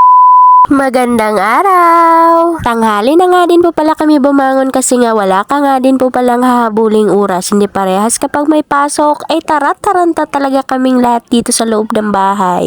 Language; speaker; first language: Filipino; native; Filipino